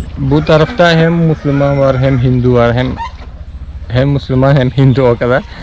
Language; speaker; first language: Turkish; non-native, fluent; Malayalam